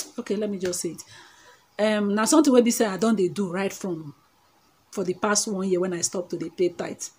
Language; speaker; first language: Nigerian Pidgin; non-native, local second language; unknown